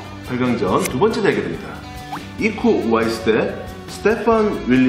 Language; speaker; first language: Korean; native; Korean